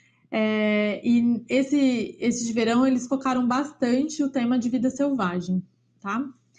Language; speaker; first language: Portuguese; native; Portuguese